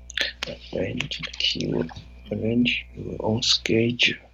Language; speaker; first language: English; non-native, learner; Chinese